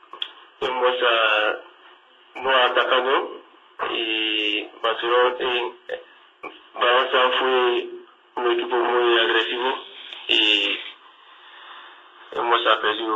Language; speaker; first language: Spanish; non-native, learner; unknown